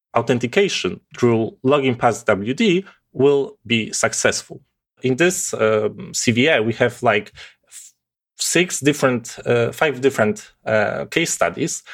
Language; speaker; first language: English; non-native, fluent; Polish